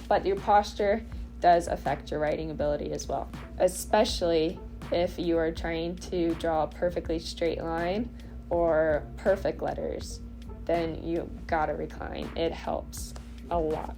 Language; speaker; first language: English; native; English